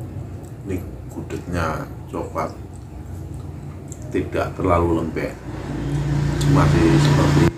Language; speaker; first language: Indonesian; native; Indonesian